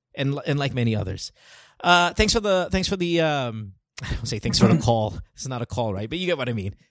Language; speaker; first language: English; non-native, local second language; Filipino